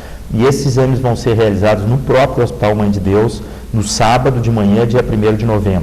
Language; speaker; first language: Portuguese; native; Portuguese